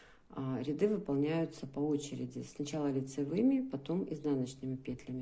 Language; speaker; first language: Russian; native; Russian